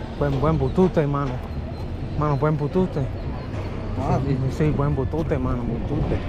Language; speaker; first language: Spanish; non-native, learner; English